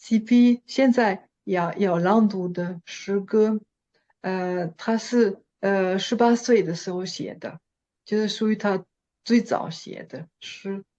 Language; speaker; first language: Chinese; non-native, fluent; French